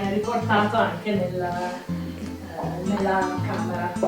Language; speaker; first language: Italian; native; Italian